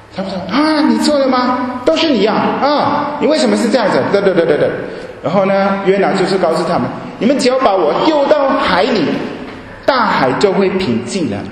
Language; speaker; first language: Chinese; non-native, fluent; German